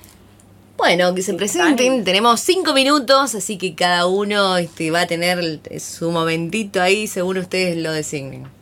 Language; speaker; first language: Spanish; native; Spanish